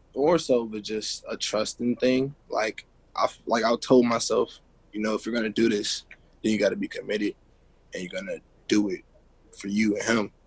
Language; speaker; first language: English; native; English